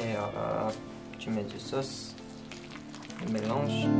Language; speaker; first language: French; non-native, learner; Korean